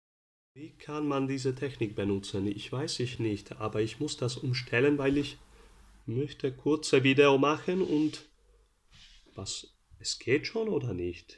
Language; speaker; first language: German; non-native, learner; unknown